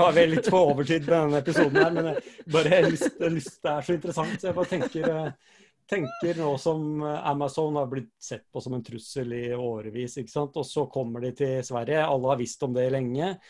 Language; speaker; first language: Norwegian; native; Norwegian